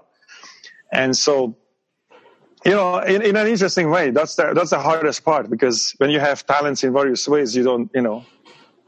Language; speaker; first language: English; non-native, fluent; Hungarian